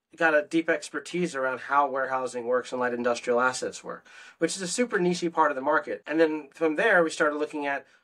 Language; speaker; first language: English; native; English